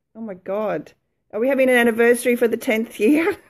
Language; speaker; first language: English; native; English